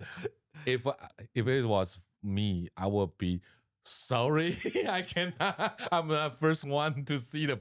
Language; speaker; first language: English; non-native, learner; Chinese